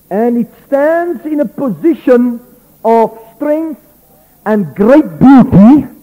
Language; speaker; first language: English; non-native, local second language; Afrikaans